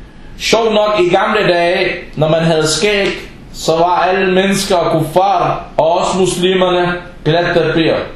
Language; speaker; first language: Danish; non-native, local second language; Arabic